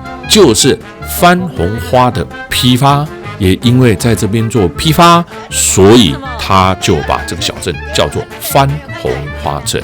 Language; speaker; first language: Chinese; native; Chinese